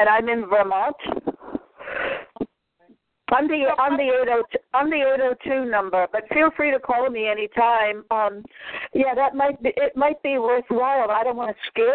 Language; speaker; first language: English; native; English